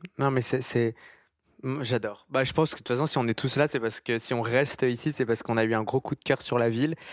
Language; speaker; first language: French; native; French